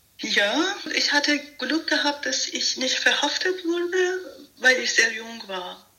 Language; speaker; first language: German; non-native, fluent; Persian